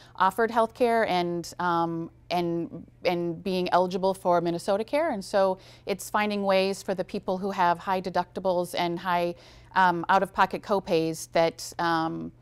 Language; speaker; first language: English; native; English